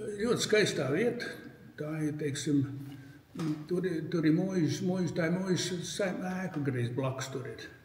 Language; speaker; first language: Latvian; native; Latvian